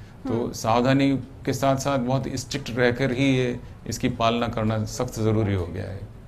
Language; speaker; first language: Hindi; native; Hindi